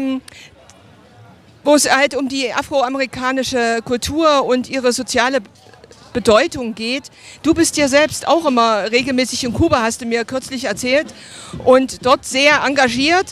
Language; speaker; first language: German; native; German